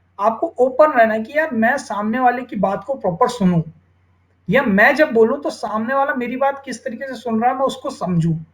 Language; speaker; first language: Hindi; native; Hindi